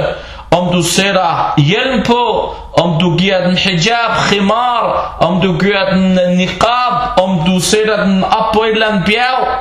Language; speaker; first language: Danish; early bilingual, other home language; Arabic